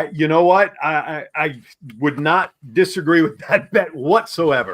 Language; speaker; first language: English; native; English